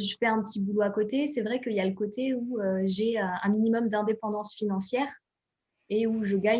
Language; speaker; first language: French; native; French